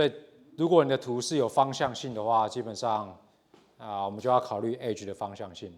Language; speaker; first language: Chinese; native; Chinese